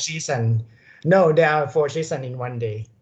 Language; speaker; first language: English; non-native, learner; Thai